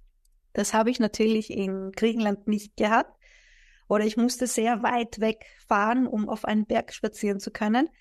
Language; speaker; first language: German; non-native, fluent; Greek